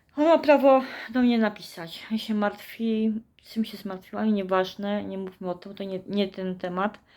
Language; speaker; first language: Polish; native; Polish